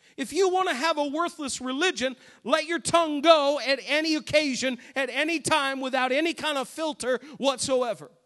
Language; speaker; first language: English; native; English